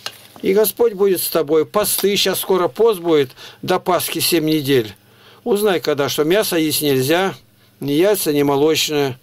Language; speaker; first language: Russian; native; Russian